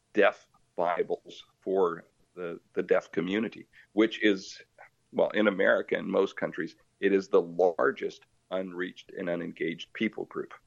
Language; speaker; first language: English; early bilingual, other home language; Portuguese